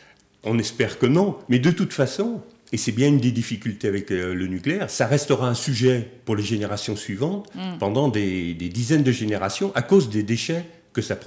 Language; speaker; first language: French; native; French